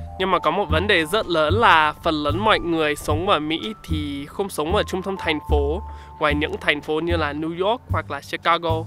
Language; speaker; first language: Vietnamese; non-native, fluent; English